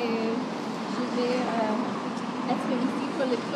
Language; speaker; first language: French; non-native, learner; English